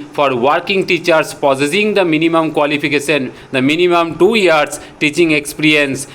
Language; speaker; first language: English; non-native, local second language; Bangla